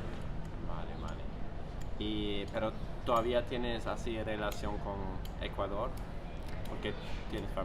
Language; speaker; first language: Spanish; non-native, fluent; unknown